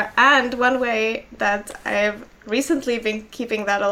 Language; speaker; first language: English; non-native, fluent; Finnish